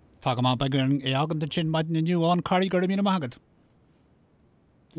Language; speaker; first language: Irish; native; Irish